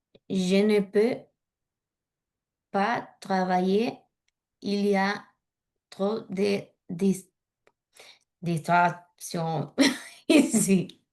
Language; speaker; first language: French; non-native, learner; Spanish